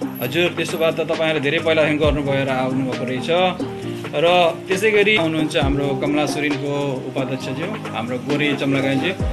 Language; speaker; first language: Nepali; early bilingual, heritage; Nepali